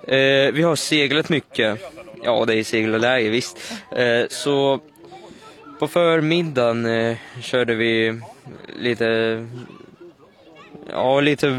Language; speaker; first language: Swedish; early bilingual, other home language; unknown